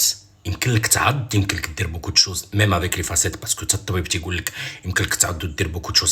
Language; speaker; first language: Arabic; native; Arabic